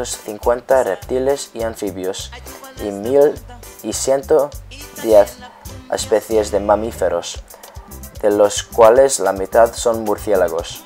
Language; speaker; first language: Spanish; non-native, learner; English